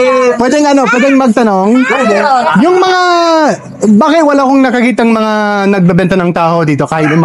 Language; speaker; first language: Filipino; non-native, learner; English